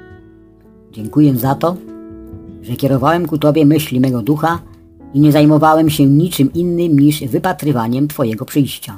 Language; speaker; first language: Polish; native; Polish